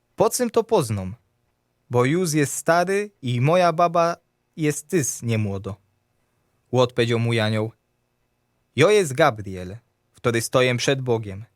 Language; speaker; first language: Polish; native; Polish